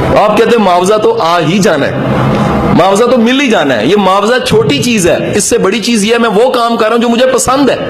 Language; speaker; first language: Urdu; non-native, local second language; Punjabi